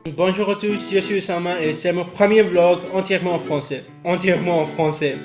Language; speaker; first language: French; non-native, learner; Urdu